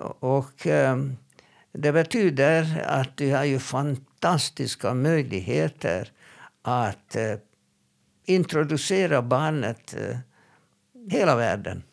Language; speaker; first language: Swedish; non-native, fluent; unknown